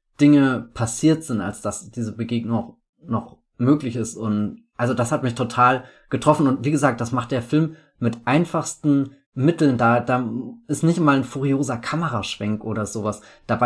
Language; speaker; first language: German; native; German